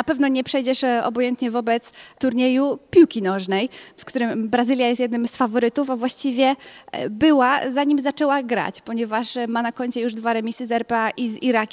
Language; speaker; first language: Polish; native; Polish